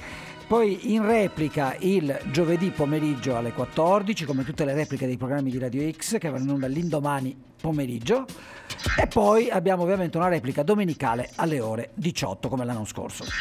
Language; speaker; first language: Italian; native; Italian